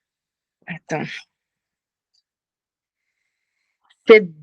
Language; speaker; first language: French; non-native, learner; Portuguese